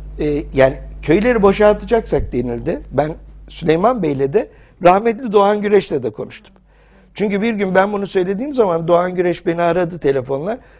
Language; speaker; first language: Turkish; early bilingual, heritage; English